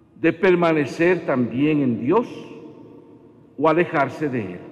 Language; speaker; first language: Spanish; native; Spanish